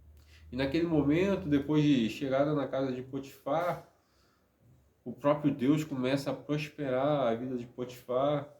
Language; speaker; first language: Portuguese; native; Portuguese